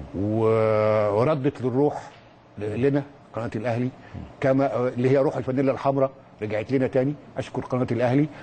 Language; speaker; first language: Egyptian Arabic; native; Egyptian Arabic